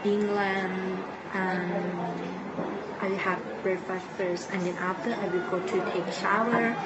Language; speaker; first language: English; non-native, learner; Thai